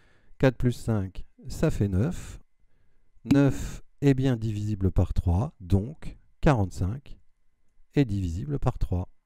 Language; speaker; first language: French; native; French